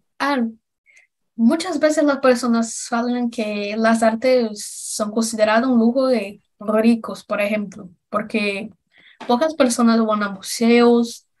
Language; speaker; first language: Spanish; non-native, learner; Portuguese